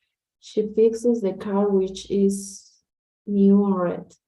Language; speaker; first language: English; non-native, learner; Spanish